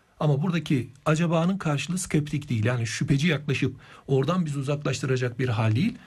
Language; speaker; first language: Turkish; native; Turkish